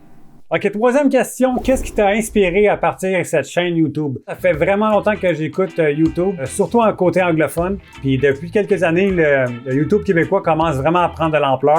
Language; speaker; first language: French; native; French